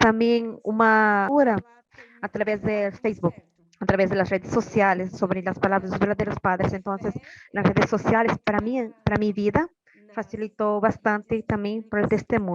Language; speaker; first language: Spanish; non-native, learner; Portuguese